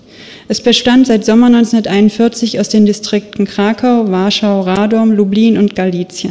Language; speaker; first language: German; native; German